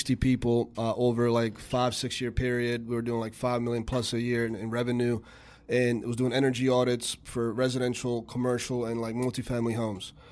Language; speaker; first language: English; early bilingual, other home language; Slovak